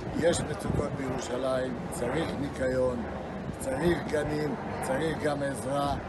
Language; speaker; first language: Hebrew; native; Hebrew